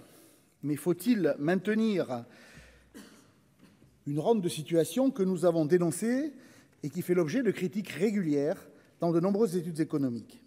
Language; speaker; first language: French; native; French